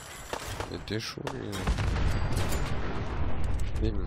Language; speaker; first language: French; native; French